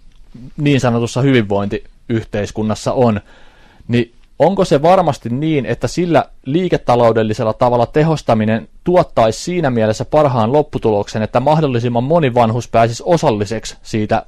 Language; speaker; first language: Finnish; native; Finnish